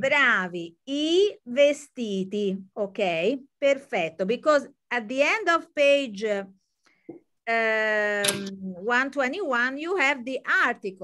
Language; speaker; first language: English; non-native, fluent; Italian